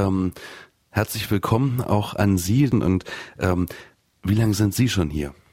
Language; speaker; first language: German; native; German